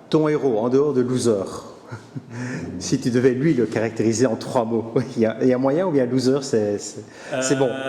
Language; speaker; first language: French; native; French